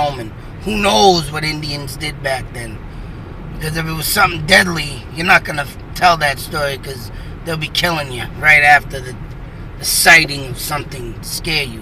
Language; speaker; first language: English; native; English